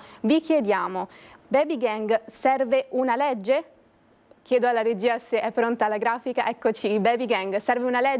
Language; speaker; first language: Italian; native; Italian